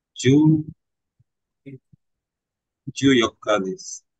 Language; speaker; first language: Japanese; non-native, learner; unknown